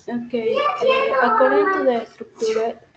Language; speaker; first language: English; non-native, learner; Spanish